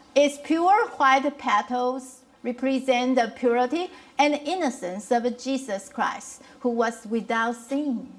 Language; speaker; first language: English; non-native, fluent; Chinese